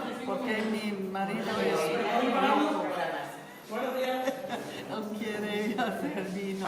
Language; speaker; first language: Spanish; non-native, learner; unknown